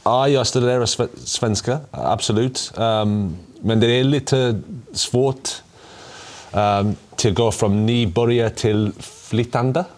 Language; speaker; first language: Swedish; non-native, learner; English